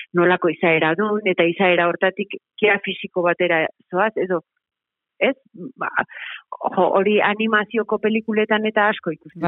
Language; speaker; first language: Basque; native; Basque